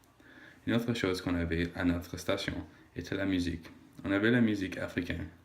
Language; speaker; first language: French; non-native, learner; English